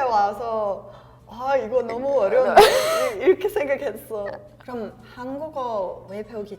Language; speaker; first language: Korean; non-native, fluent; Serbian